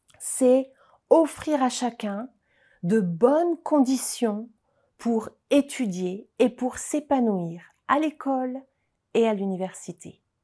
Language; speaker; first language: French; native; French